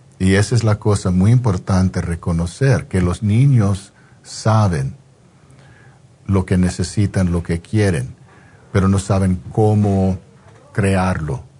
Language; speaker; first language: Spanish; non-native, fluent; English